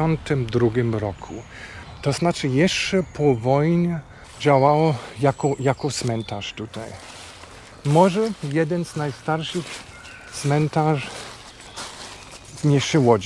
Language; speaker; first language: Polish; non-native, fluent; German